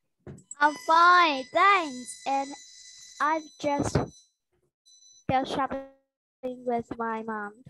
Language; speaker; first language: English; non-native, learner; Vietnamese